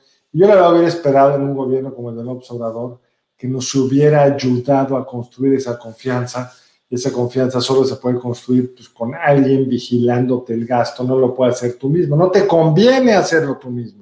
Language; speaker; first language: Spanish; native; Spanish